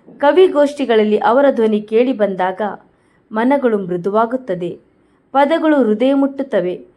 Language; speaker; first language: Kannada; non-native, local second language; Konkani